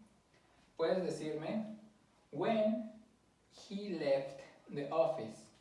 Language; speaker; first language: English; non-native, fluent; Spanish